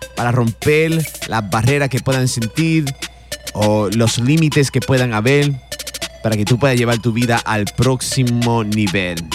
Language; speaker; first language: Spanish; native; Spanish